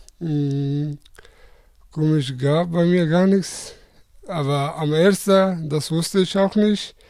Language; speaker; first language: German; non-native, learner; Persian